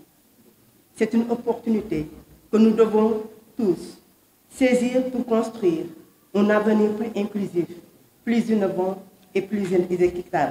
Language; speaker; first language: French; non-native, local second language; Wolof